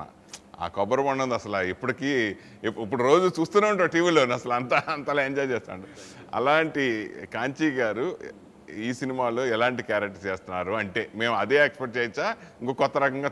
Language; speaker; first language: Telugu; native; Telugu